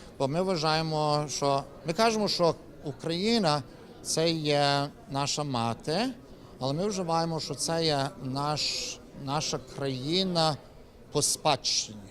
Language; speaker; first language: Ukrainian; early bilingual, heritage; Ukrainian